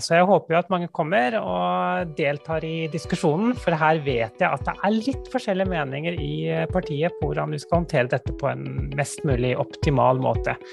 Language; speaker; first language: Norwegian; native; Norwegian